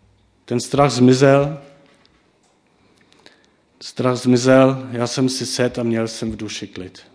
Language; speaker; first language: Czech; non-native, fluent; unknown